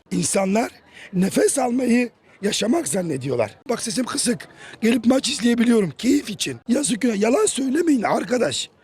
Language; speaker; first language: Turkish; native; Turkish